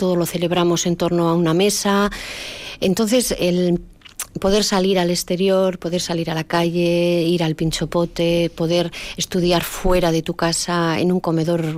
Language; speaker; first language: Spanish; native; Spanish